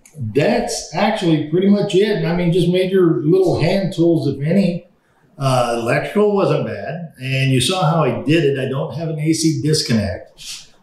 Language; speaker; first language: English; native; English